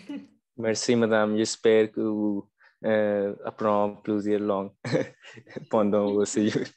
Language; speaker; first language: French; non-native, learner; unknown